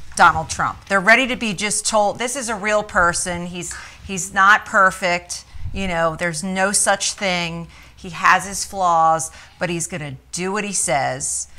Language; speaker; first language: English; native; English